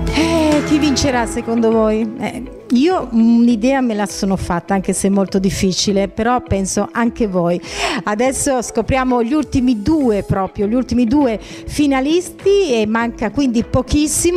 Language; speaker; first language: Italian; native; Italian